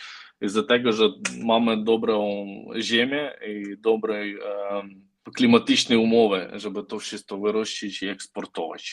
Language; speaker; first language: Polish; non-native, learner; Ukrainian